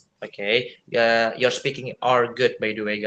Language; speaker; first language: English; non-native, fluent; Indonesian